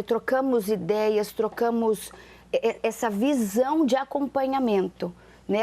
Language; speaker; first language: Portuguese; native; Portuguese